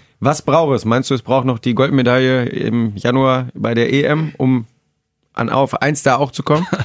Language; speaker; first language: German; native; German